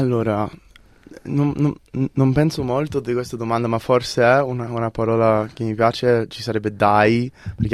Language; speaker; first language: Italian; early bilingual, heritage; English